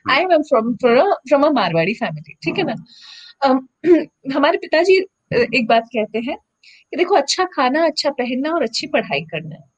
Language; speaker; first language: Hindi; native; Hindi